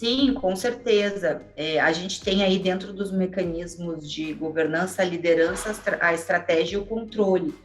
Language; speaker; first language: Portuguese; native; Portuguese